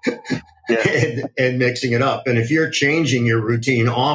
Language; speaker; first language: English; native; English